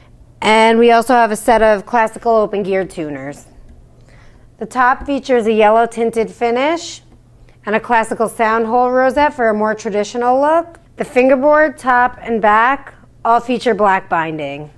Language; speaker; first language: English; native; English